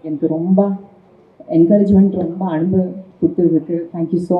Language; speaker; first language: Tamil; non-native, fluent; Kannada